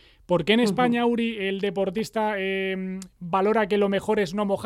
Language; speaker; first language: Spanish; native; Spanish